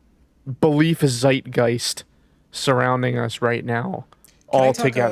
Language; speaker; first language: English; native; English